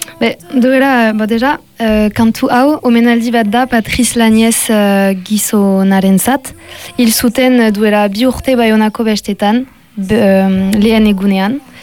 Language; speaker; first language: Basque; non-native, local second language; French